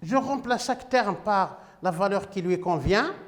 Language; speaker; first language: French; non-native, local second language; Arabic